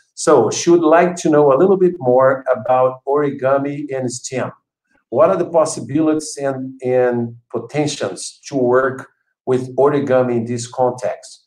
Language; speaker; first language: English; non-native, fluent; Portuguese